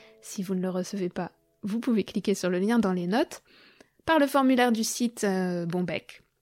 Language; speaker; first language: French; native; French